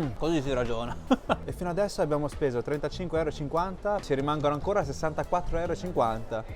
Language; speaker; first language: Italian; early bilingual, other home language; Chinese